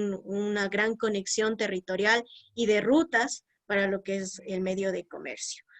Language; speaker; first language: Spanish; native; Spanish